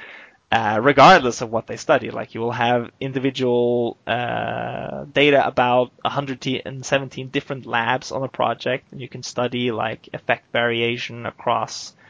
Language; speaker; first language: English; non-native, fluent; Norwegian